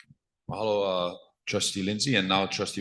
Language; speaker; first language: English; native; English